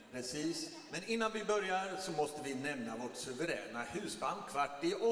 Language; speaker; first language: Swedish; native; Swedish